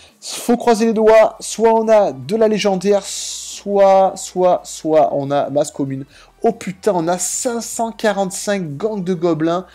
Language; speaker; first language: French; native; French